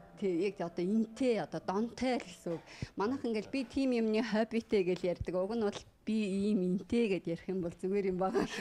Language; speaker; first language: Mongolian; native; Mongolian